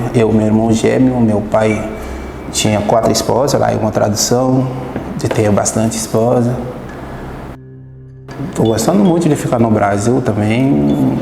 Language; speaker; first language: Portuguese; non-native, fluent; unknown